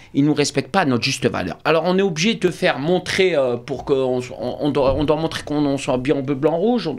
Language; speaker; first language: French; native; French